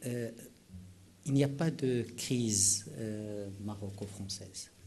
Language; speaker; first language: French; non-native, local second language; Arabic